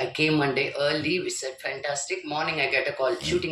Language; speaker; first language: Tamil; non-native, local second language; Telugu